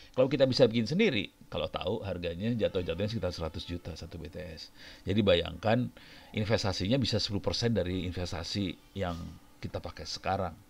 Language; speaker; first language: Indonesian; native; Indonesian